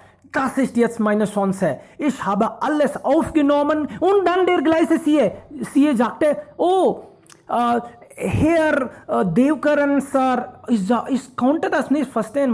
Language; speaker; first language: German; non-native, fluent; Hindi